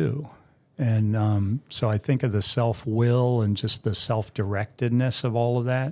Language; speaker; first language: English; native; English